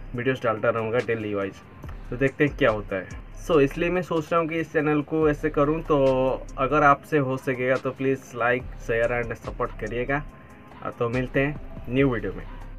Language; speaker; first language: Hindi; non-native, local second language; Odia